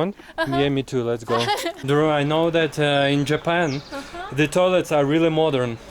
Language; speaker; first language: English; non-native, fluent; Russian